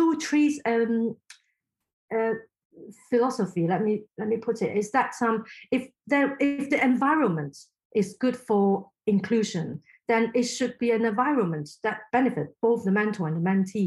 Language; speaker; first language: English; non-native, local second language; Cantonese